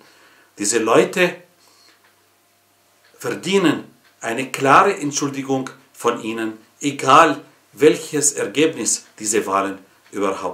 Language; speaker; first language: German; non-native, fluent; Arabic